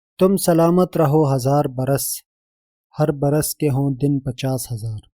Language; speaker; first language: Urdu; native; Urdu